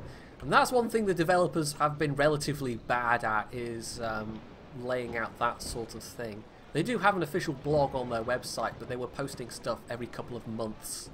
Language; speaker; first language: English; native; English